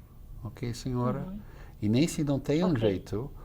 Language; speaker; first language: Portuguese; non-native, fluent; English